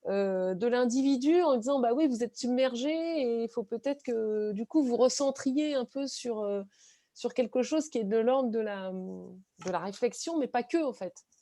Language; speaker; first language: French; native; French